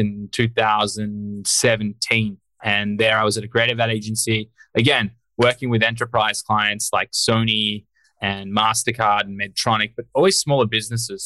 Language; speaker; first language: English; native; English